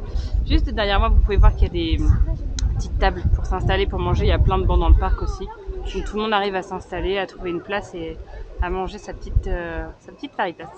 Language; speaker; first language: French; native; French